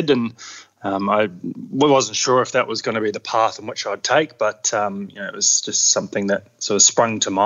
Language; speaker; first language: English; native; English